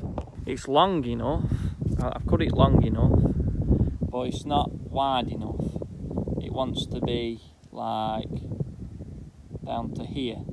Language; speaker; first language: English; native; English